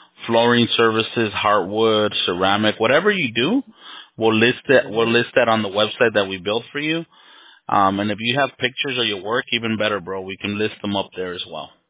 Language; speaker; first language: English; early bilingual, other home language; Spanish